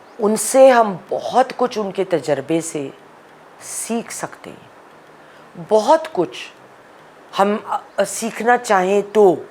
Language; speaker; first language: Urdu; native; Urdu